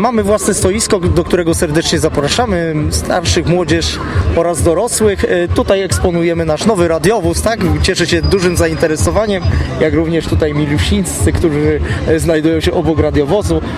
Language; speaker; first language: Polish; native; Polish